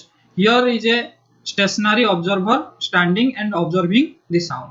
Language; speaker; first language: English; non-native, local second language; Hindi